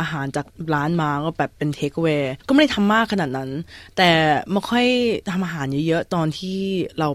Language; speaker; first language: Thai; early bilingual, heritage; Thai